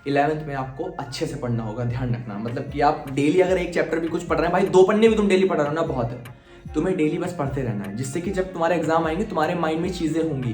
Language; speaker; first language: Hindi; native; Hindi